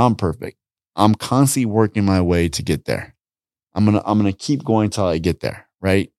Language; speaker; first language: English; native; English